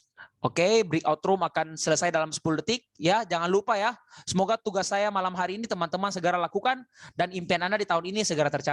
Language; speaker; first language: Indonesian; native; Indonesian